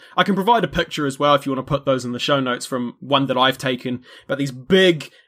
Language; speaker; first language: English; native; English